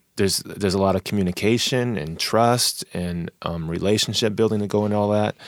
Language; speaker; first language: English; native; English